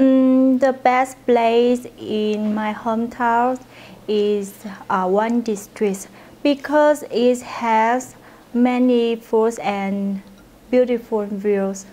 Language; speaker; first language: English; non-native, learner; Vietnamese